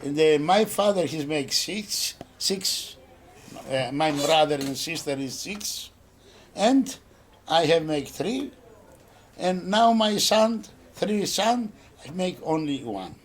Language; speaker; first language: English; non-native, learner; Greek